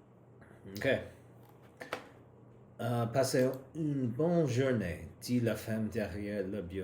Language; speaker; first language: French; non-native, learner; English